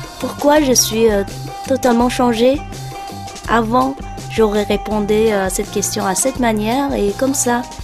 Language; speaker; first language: French; non-native, fluent; Uyghur